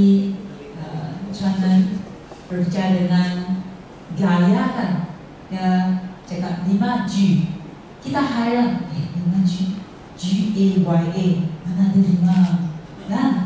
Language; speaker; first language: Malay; non-native, local second language; Chinese